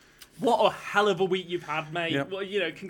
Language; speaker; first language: English; native; English